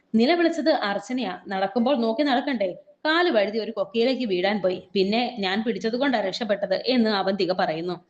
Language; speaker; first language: Malayalam; native; Malayalam